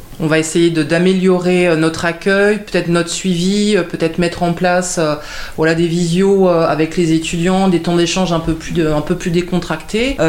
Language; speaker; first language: French; native; French